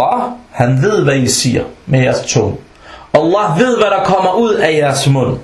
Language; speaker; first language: Danish; non-native, local second language; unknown